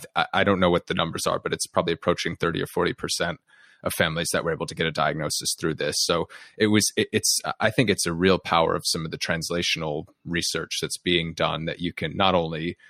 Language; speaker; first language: English; native; English